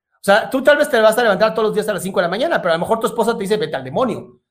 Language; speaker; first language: Spanish; native; Spanish